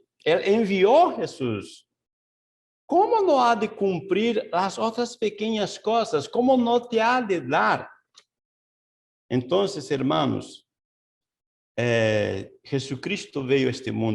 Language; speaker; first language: Spanish; non-native, fluent; Portuguese